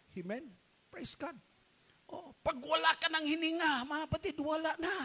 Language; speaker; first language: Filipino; non-native, local second language; Cebuano